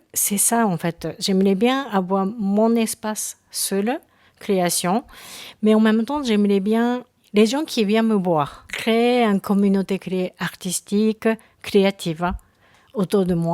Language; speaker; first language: French; non-native, learner; Japanese